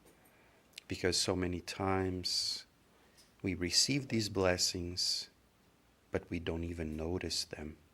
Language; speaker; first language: English; non-native, fluent; Portuguese